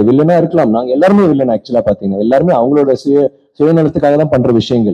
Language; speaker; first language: Tamil; native; Tamil